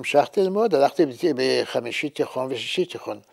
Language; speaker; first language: Hebrew; non-native, fluent; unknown